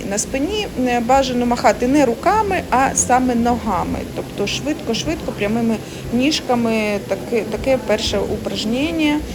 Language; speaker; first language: Ukrainian; non-native, local second language; Russian